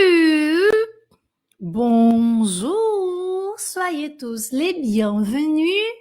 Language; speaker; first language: French; non-native, fluent; Portuguese